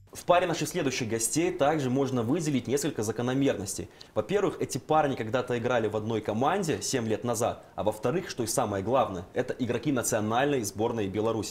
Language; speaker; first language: Russian; native; Russian